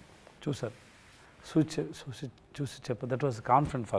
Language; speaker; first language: Telugu; non-native, learner; Tamil